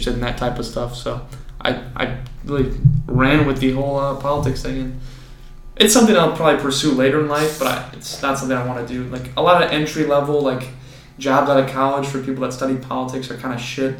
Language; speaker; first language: English; native; English